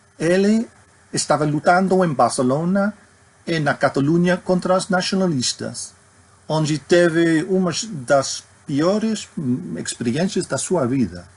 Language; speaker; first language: Portuguese; non-native, fluent; English